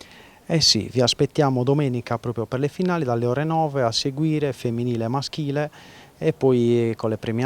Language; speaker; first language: Italian; native; Italian